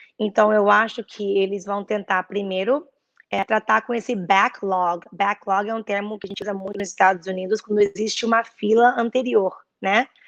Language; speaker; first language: Portuguese; early bilingual, heritage; Portuguese